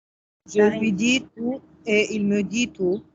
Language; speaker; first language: French; non-native, learner; Arabic